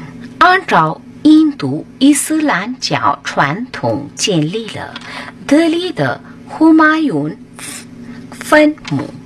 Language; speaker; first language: Chinese; non-native, fluent; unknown